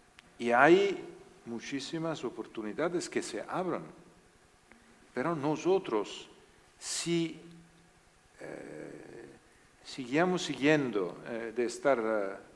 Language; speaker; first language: Spanish; non-native, learner; Italian